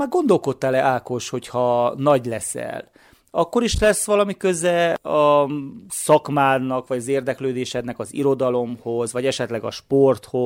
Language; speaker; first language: Hungarian; native; Hungarian